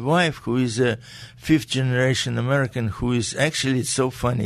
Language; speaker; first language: English; non-native, fluent; Latvian